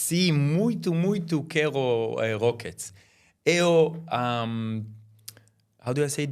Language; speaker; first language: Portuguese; non-native, learner; English